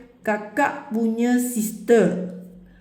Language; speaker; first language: Indonesian; non-native, learner; Filipino